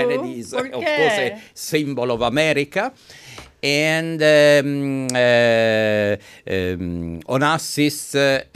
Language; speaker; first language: English; non-native, fluent; Italian